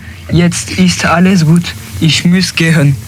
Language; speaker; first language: German; non-native, learner; French